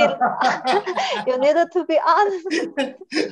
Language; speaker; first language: English; non-native, learner; Chinese